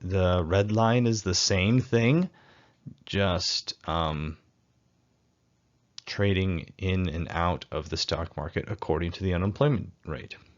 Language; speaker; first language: English; native; English